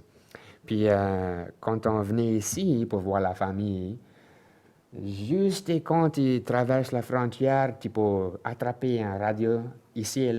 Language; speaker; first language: French; non-native, local second language; English